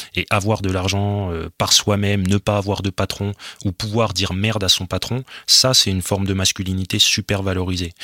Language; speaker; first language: French; native; French